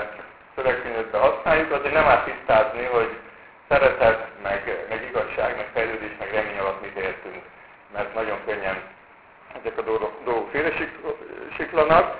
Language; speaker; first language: Hungarian; native; Hungarian